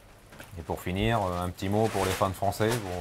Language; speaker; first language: French; native; French